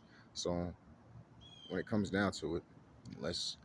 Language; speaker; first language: English; native; English